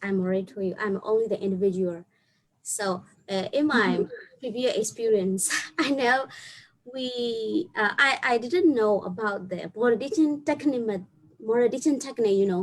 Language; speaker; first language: English; non-native, learner; Burmese